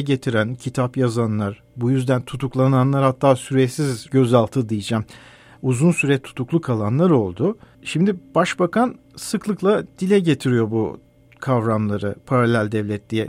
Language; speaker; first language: Turkish; native; Turkish